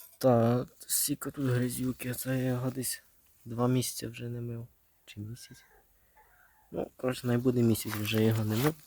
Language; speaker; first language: Ukrainian; native; Ukrainian